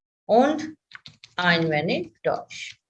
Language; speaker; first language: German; non-native, fluent; Hindi